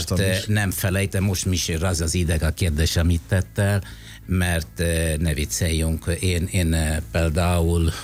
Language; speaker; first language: Hungarian; non-native, fluent; Italian